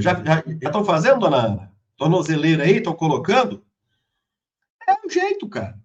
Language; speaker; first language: Portuguese; native; Portuguese